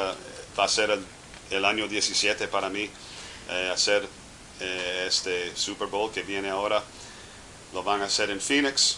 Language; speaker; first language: Spanish; non-native, fluent; English